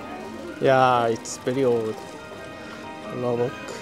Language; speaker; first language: English; non-native, learner; Japanese